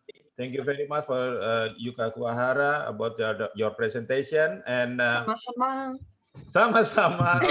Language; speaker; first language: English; non-native, learner; Indonesian